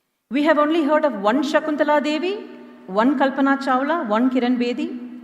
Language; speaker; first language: English; non-native, local second language; Malayalam